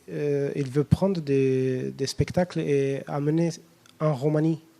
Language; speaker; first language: French; non-native, fluent; Romanian